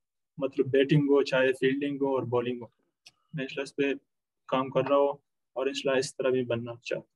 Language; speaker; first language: Hindi; non-native, local second language; Pashto